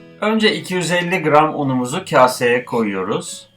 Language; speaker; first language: Turkish; native; Turkish